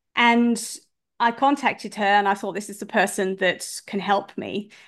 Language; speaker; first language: English; native; English